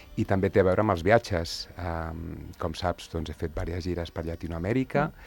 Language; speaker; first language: Catalan; non-native, local second language; Spanish